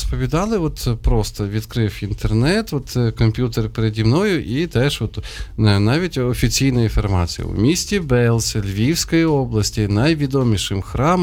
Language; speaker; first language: Ukrainian; native; Ukrainian